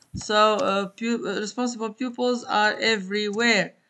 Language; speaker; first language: English; non-native, fluent; Arabic